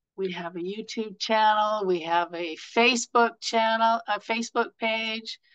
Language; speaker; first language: English; native; English